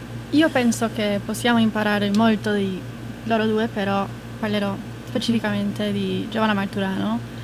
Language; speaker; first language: Italian; non-native, fluent; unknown